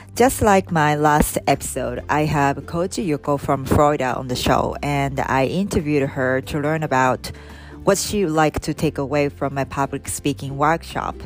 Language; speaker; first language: English; non-native, fluent; Japanese